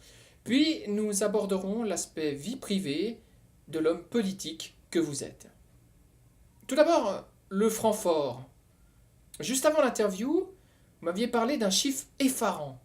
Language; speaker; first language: French; native; French